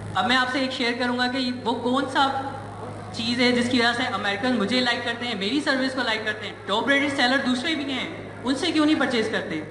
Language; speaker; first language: Urdu; non-native, local second language; Sindhi